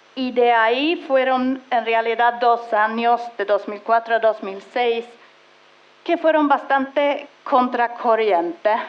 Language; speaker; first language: Spanish; non-native, fluent; Swedish